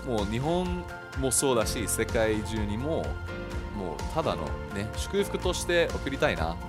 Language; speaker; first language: Japanese; early bilingual, other home language; English